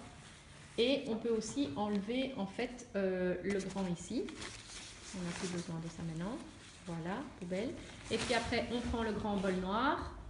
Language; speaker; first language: French; native; French